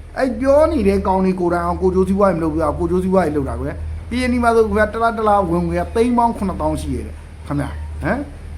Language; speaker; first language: Burmese; native; Burmese